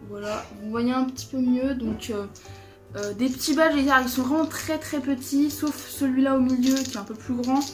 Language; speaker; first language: French; native; French